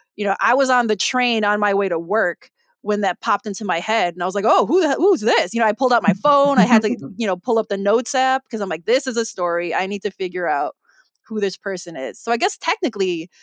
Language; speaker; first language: English; native; English